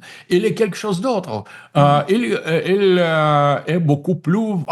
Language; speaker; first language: French; non-native, fluent; Russian